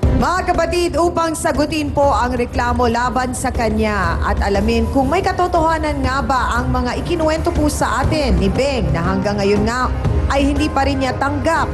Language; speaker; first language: Filipino; native; Filipino